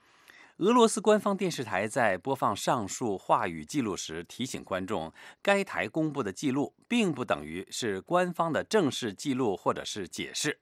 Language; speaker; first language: Chinese; native; Chinese